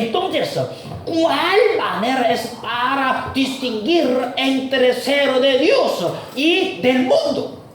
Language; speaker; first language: Spanish; non-native, fluent; Korean